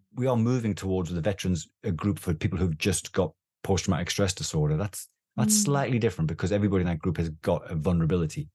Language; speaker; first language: English; native; English